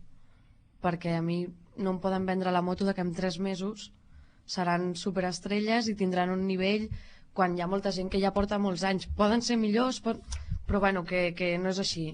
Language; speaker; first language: Catalan; native; Catalan